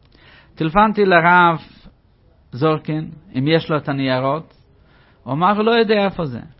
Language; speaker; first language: Hebrew; non-native, fluent; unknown